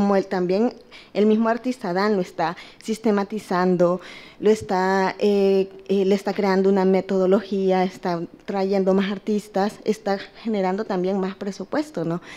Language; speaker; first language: Spanish; native; Spanish